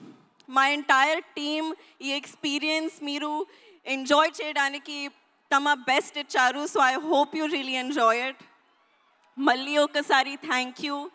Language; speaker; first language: Telugu; non-native, learner; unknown